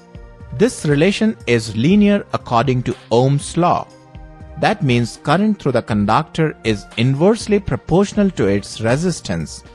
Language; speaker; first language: English; non-native, local second language; Telugu